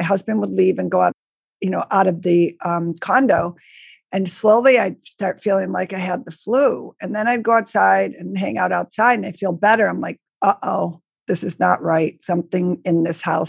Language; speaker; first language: English; native; English